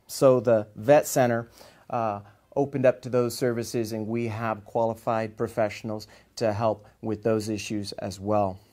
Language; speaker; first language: English; native; English